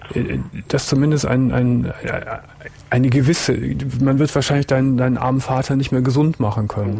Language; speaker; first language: German; native; German